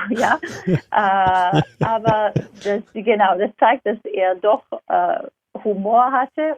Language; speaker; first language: German; non-native, fluent; Hebrew